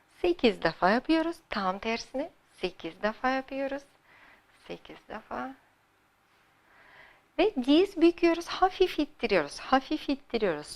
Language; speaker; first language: Turkish; non-native, learner; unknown